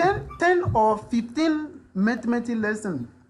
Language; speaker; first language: English; non-native, learner; French